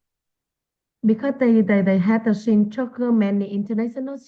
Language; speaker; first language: English; non-native, learner; Vietnamese